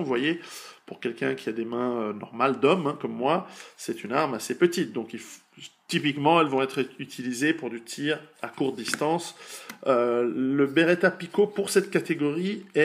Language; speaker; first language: French; native; French